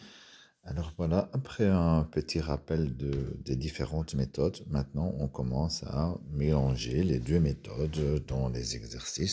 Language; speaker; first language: French; native; French